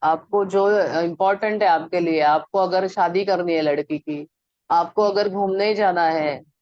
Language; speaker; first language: Hindi; non-native, local second language; Marathi